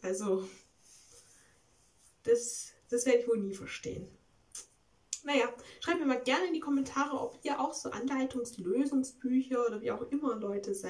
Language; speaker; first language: German; native; German